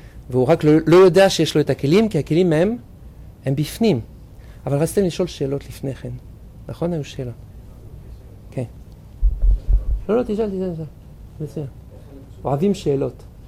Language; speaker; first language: Hebrew; non-native, fluent; French